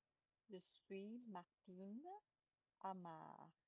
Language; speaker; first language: French; non-native, learner; Chinese